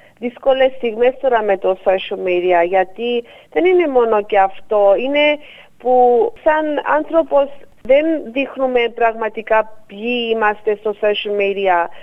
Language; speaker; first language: Greek; early bilingual, heritage; Greek